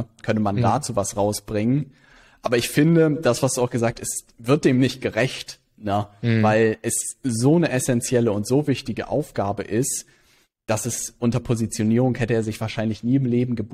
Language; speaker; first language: German; native; German